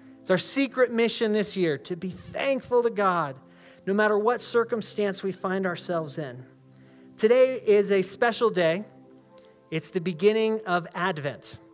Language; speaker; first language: English; native; English